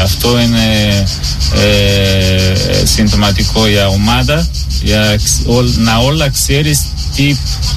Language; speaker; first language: Greek; non-native, learner; Portuguese